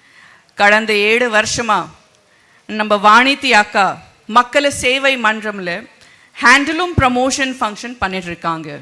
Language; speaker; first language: Tamil; non-native, local second language; Gujarati